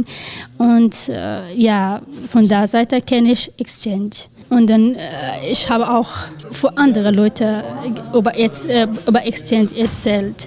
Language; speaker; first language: German; non-native, learner; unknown